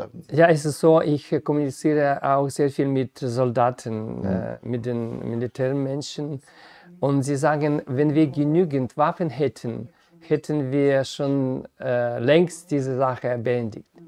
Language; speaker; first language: German; non-native, fluent; Ukrainian